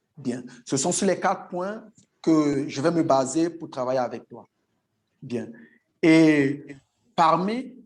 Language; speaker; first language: French; native; French